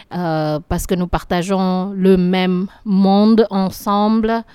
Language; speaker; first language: French; non-native, learner; Indonesian